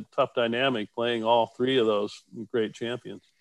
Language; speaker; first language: English; native; English